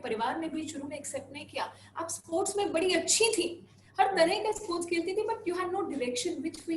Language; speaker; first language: Hindi; native; Hindi